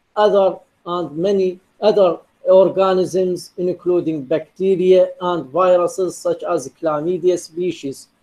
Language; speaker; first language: English; non-native, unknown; Arabic